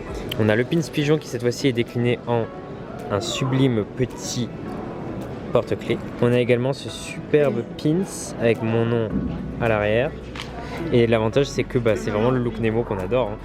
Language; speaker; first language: French; native; French